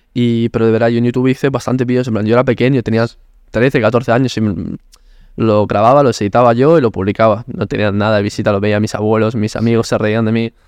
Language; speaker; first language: Spanish; early bilingual, other home language; Italian